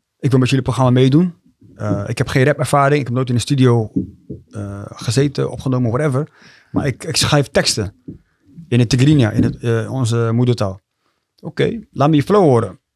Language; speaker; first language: Dutch; early bilingual, other home language; Tigrinya